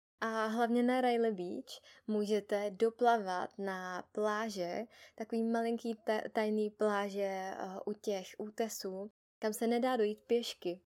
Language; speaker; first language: Czech; native; Czech